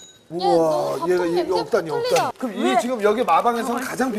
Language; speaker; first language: Korean; native; Korean